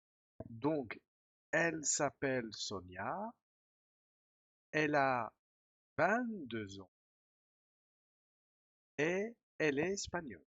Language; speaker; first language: French; non-native, fluent; Spanish